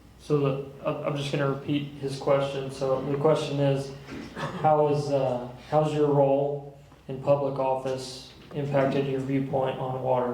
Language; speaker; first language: English; native; English